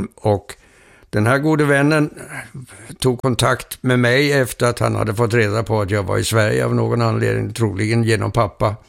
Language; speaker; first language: Swedish; early bilingual, heritage; Swedish